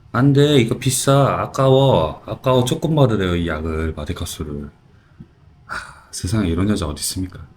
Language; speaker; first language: Korean; native; Korean